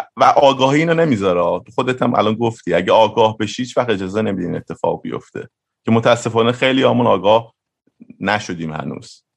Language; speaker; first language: Persian; native; Persian